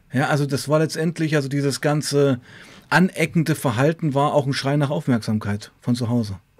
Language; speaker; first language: German; native; German